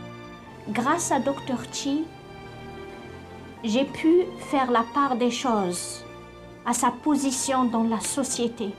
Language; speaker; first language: French; non-native, local second language; Arabic